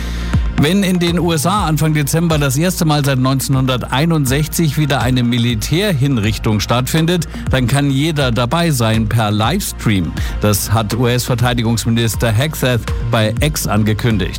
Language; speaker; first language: German; native; German